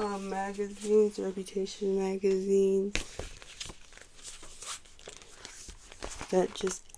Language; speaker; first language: English; native; English